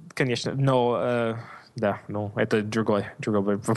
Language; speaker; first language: Russian; non-native, learner; English